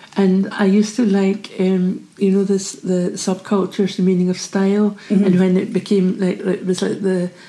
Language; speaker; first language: English; native; English